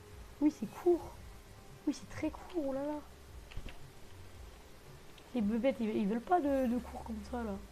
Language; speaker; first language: French; native; French